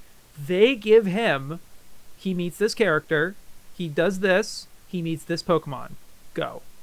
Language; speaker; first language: English; native; English